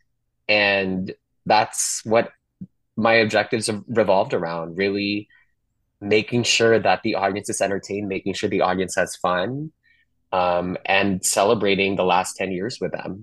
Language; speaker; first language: English; non-native, local second language; Filipino